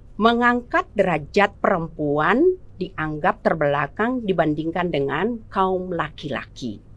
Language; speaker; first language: Indonesian; non-native, local second language; Batak Toba